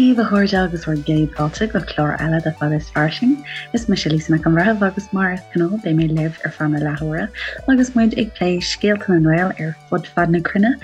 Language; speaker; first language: Irish; native; Irish